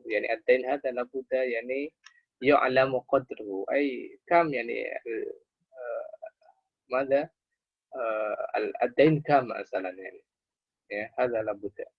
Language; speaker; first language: Arabic; non-native, fluent; Indonesian